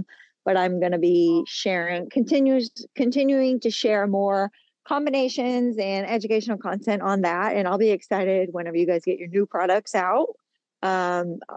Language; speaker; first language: English; native; English